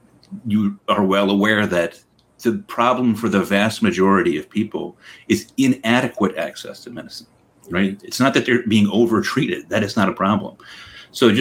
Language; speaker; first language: English; native; English